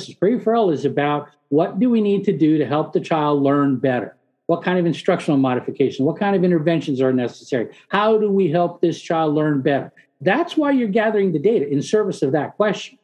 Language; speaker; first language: English; early bilingual, other home language; Spanish